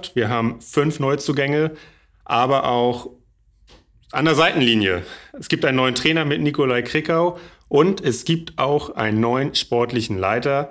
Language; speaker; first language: German; native; German